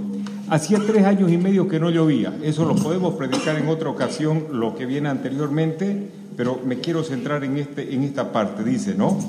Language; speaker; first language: Spanish; native; Spanish